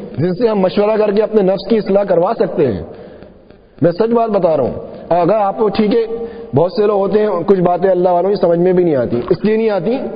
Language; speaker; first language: Urdu; non-native, local second language; Sindhi